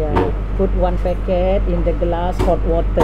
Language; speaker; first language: English; non-native, learner; Indonesian